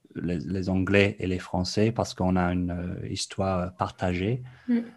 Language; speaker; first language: French; non-native, fluent; English